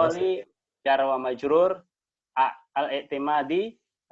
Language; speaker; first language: Arabic; non-native, learner; Indonesian